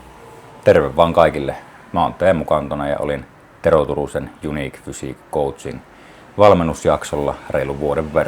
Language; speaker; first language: Finnish; native; Finnish